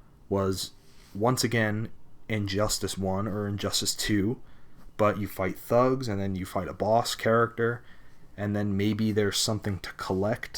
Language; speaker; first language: English; native; English